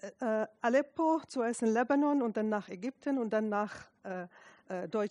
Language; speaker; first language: German; non-native, fluent; Arabic